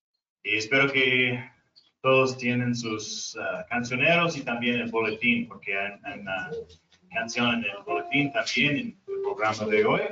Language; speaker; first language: Spanish; non-native, fluent; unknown